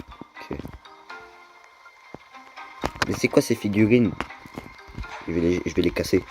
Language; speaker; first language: French; native; French